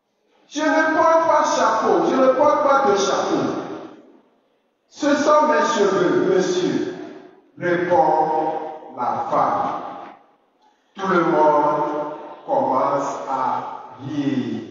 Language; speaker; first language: French; non-native, fluent; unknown